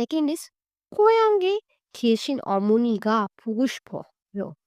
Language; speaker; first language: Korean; non-native, learner; Hindi